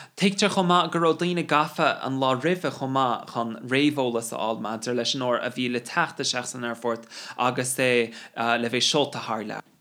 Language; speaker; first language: Irish; non-native, local second language; English